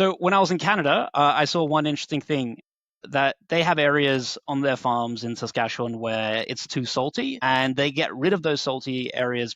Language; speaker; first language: English; native; English